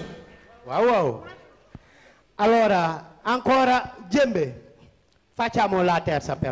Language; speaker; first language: Italian; non-native, fluent; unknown